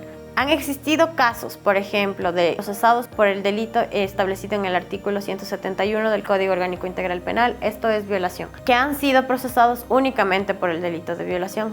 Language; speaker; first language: Spanish; native; Spanish